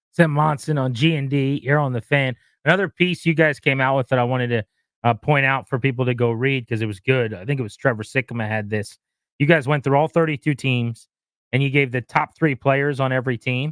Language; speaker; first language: English; native; English